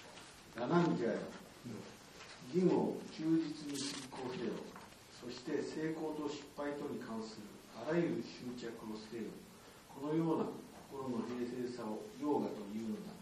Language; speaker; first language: Japanese; native; Japanese